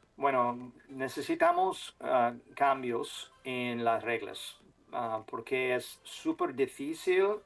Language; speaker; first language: Spanish; non-native, learner; English